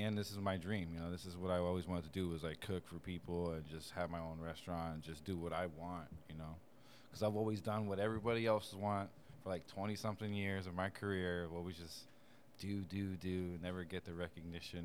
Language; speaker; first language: English; native; English